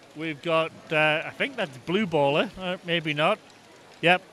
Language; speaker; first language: English; native; English